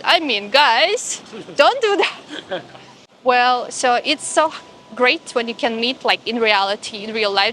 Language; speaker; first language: English; non-native, fluent; Russian